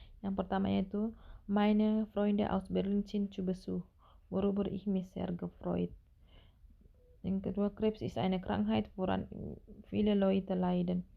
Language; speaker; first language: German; non-native, learner; Indonesian